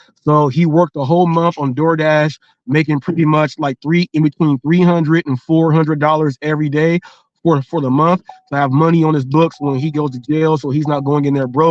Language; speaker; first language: English; native; English